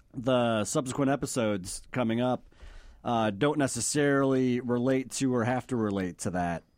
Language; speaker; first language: English; native; English